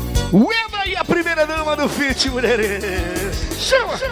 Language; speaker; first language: Portuguese; native; Portuguese